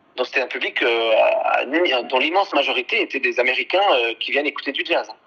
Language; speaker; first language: French; early bilingual, other home language; Arabic